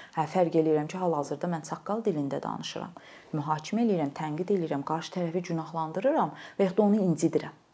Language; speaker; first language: Azerbaijani; native; Azerbaijani